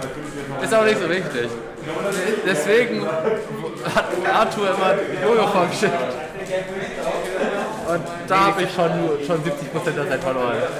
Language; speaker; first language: German; native; German